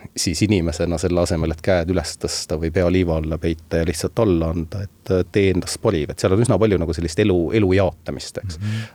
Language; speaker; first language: Estonian; native; Estonian